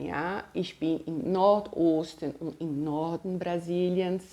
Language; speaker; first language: German; non-native, fluent; Portuguese